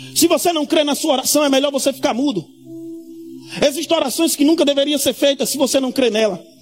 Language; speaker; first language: Portuguese; native; Portuguese